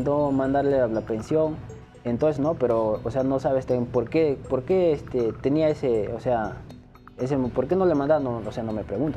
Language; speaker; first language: Spanish; native; Spanish